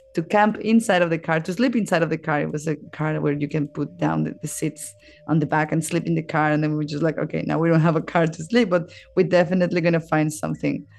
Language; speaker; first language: English; non-native, fluent; Spanish